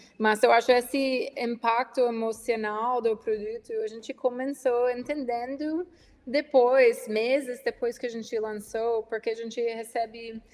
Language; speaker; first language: Portuguese; non-native, fluent; English